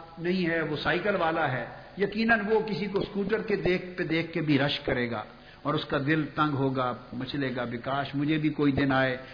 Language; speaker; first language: Urdu; non-native, local second language; Punjabi